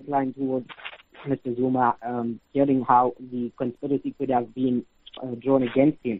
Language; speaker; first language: English; native; English